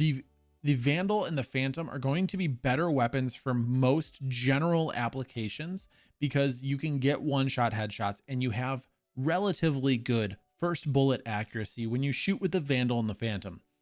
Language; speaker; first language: English; native; English